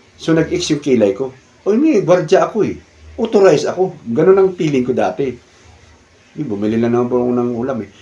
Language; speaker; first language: Filipino; non-native, local second language; Cebuano